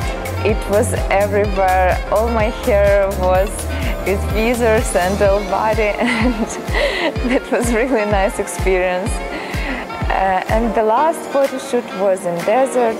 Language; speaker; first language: English; non-native, learner; Ukrainian